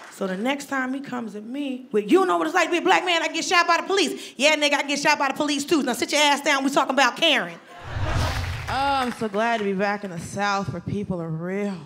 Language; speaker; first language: English; native; English